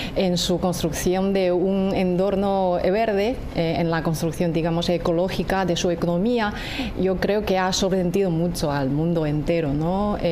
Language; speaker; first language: Spanish; non-native, fluent; Chinese